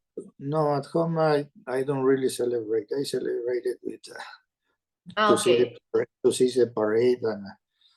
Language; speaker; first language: English; non-native, learner; Spanish